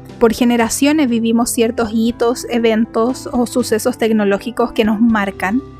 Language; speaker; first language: Spanish; native; Spanish